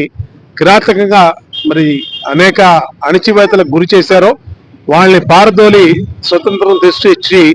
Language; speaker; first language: Telugu; native; Telugu